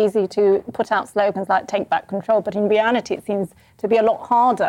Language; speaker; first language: English; native; English